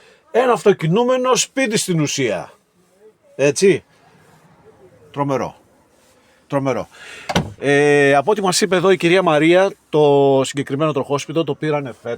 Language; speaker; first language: Greek; native; Greek